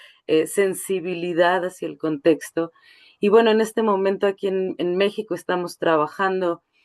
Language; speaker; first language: Spanish; native; Spanish